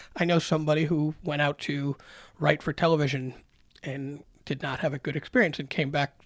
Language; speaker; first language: English; native; English